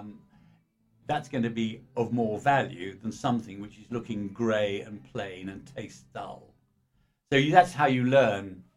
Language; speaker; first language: English; native; English